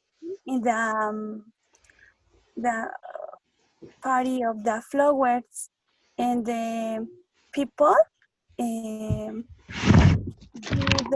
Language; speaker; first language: English; non-native, learner; Spanish